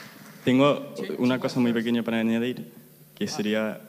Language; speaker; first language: Spanish; non-native, fluent; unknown